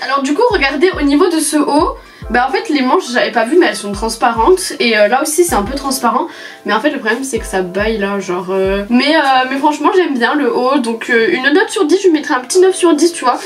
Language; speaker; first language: French; native; French